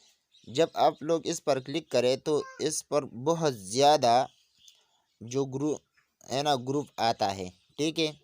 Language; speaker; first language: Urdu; non-native, local second language; Pashto